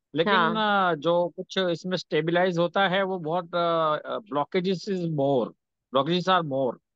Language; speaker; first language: Hindi; non-native, local second language; Gujarati